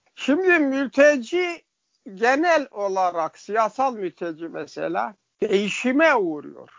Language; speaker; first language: Turkish; native; Turkish